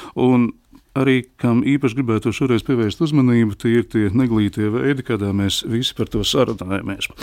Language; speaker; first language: Latvian; native; Latvian